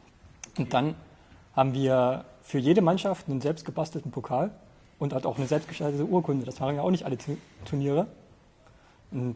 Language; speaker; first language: German; native; German